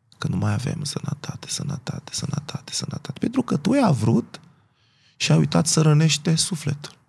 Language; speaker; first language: Romanian; non-native, fluent; Portuguese